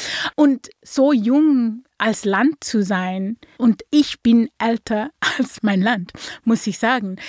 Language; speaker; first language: German; non-native, fluent; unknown